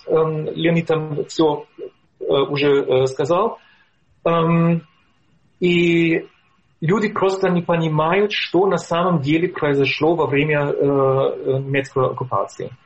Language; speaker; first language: Russian; non-native, fluent; German